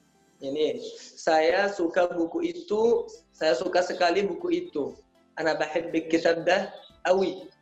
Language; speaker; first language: Indonesian; non-native, learner; Arabic